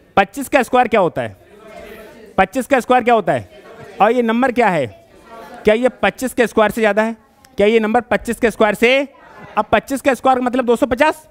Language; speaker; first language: Hindi; native; Hindi